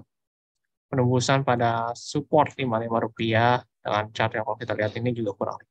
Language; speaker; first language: Indonesian; native; Indonesian